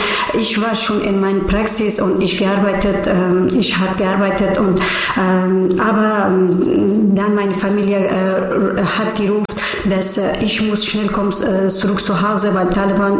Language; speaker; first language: German; non-native, learner; Persian